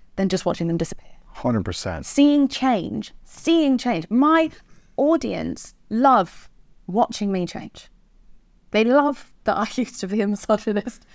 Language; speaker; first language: English; native; English